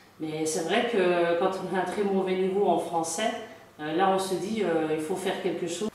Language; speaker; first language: French; native; French